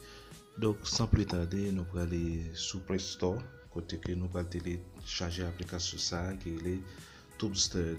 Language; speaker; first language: French; non-native, learner; Haitian Creole